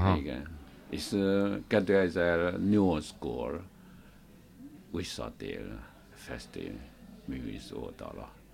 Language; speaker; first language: Hungarian; non-native, learner; Chinese